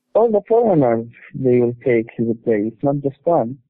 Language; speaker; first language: English; non-native, learner; Arabic